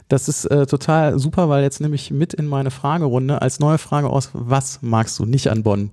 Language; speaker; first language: German; native; German